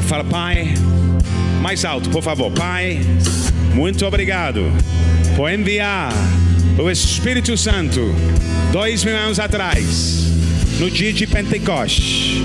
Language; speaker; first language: Portuguese; non-native, learner; English